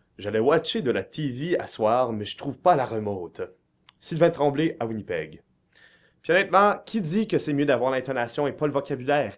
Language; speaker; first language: French; native; French